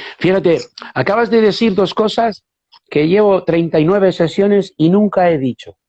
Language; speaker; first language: Spanish; native; Spanish